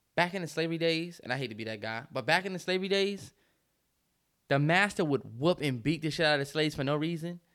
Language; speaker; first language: English; native; English